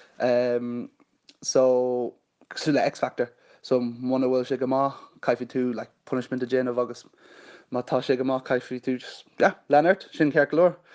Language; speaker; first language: Irish; non-native, local second language; English